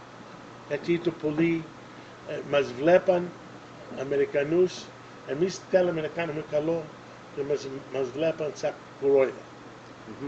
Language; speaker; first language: Greek; early bilingual, other home language; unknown